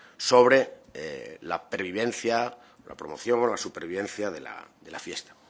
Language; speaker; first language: Spanish; native; Spanish